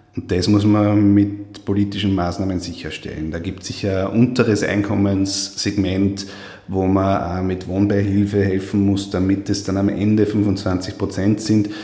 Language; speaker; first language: German; native; German